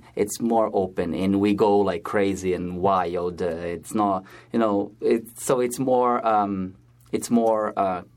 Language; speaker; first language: English; non-native, fluent; Portuguese